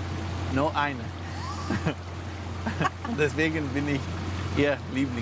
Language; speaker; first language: German; non-native, fluent; Serbian